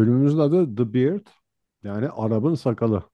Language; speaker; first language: Turkish; native; Turkish